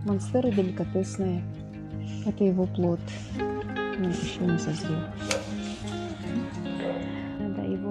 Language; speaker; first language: Russian; native; Russian